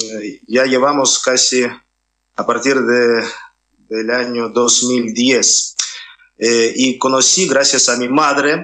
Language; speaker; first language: Spanish; non-native, fluent; Russian